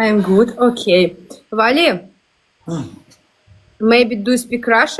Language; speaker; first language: English; non-native, learner; Russian